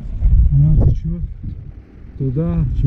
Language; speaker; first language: Russian; non-native, fluent; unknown